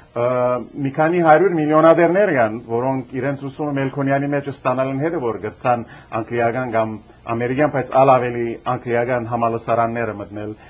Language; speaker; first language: Armenian; early bilingual, heritage; Armenian